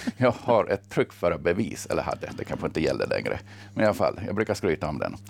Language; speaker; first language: Swedish; early bilingual, other home language; Finnish